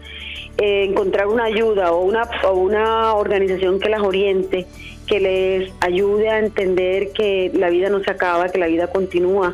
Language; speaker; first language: Spanish; native; Spanish